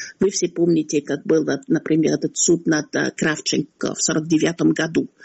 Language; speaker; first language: Russian; non-native, fluent; French